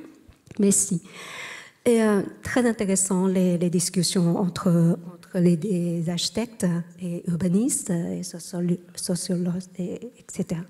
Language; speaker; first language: French; non-native, learner; Chinese